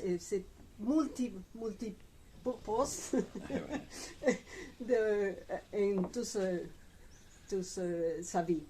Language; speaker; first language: French; non-native, fluent; Spanish